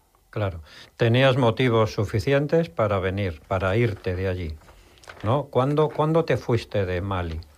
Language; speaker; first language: Spanish; native; Spanish